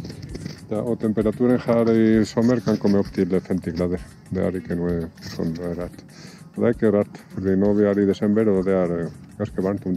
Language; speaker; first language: Norwegian; non-native, fluent; Spanish